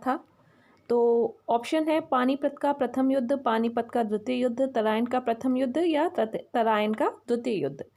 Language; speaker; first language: Hindi; native; Hindi